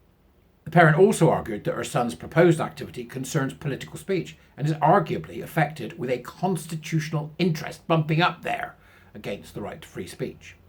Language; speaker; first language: English; native; English